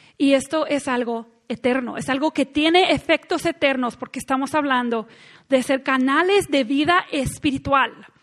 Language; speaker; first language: Spanish; non-native, fluent; English